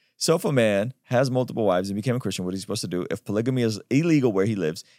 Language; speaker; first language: English; early bilingual, other home language; Armenian